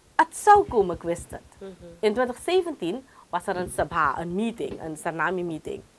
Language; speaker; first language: Dutch; non-native, local second language; Caribbean Hindustani